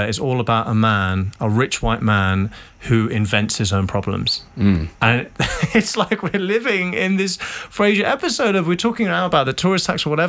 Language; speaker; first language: English; native; English